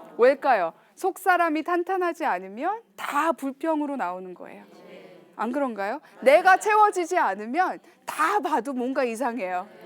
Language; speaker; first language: Korean; early bilingual, heritage; Korean